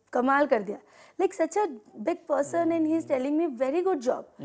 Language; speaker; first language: Hindi; non-native, local second language; Urdu